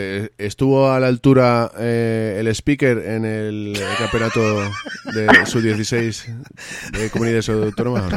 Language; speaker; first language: Spanish; native; Spanish